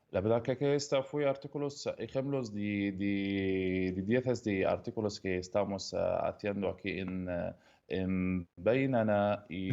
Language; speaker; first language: Spanish; non-native, learner; Arabic